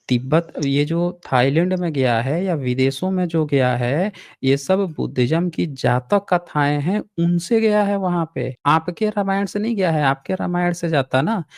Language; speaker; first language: Hindi; native; Hindi